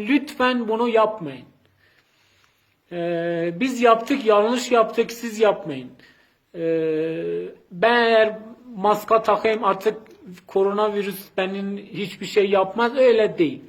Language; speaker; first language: Turkish; non-native, fluent; Azerbaijani